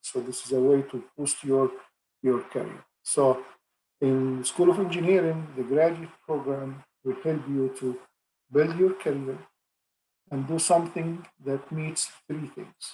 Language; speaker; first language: English; non-native, fluent; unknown